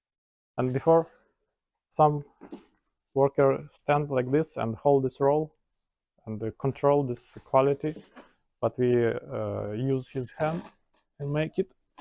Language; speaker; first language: English; non-native, learner; Ukrainian